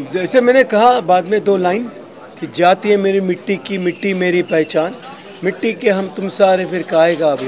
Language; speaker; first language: Hindi; native; Hindi